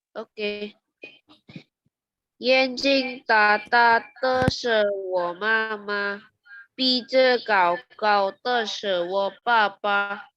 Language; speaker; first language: Chinese; non-native, learner; Indonesian